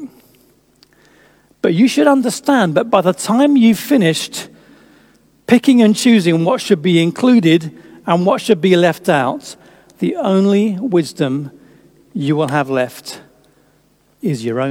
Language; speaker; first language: English; native; English